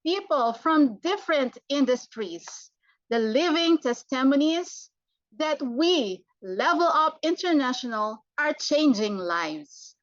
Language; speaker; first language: English; non-native, local second language; Filipino